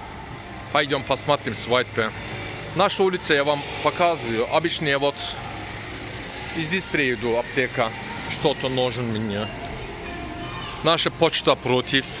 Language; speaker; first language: Russian; non-native, learner; Turkish